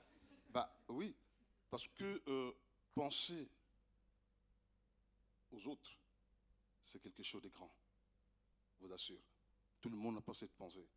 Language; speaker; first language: French; native; French